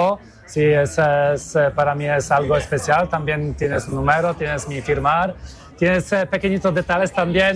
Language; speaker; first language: Spanish; non-native, fluent; Polish